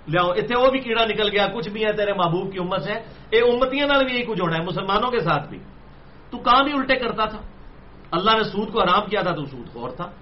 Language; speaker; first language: Urdu; non-native, local second language; Punjabi